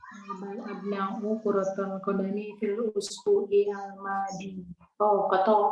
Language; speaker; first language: Arabic; non-native, learner; Indonesian